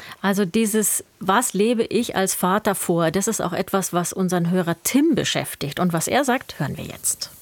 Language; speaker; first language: German; native; German